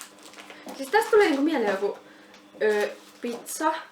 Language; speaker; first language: Finnish; native; Finnish